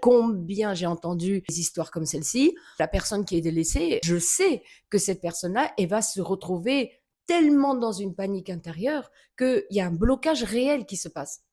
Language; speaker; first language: French; native; French